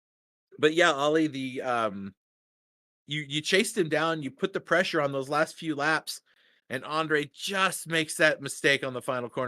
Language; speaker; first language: English; native; English